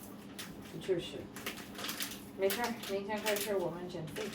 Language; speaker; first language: Chinese; non-native, learner; Filipino